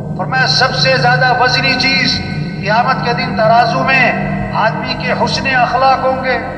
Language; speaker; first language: Urdu; non-native, local second language; Pashto